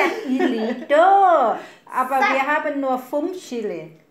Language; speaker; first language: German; non-native, learner; Thai